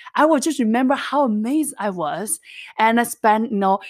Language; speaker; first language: English; non-native, fluent; Chinese